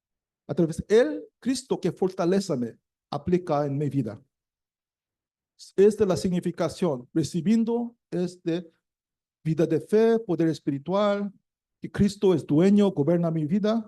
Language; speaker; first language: Spanish; non-native, learner; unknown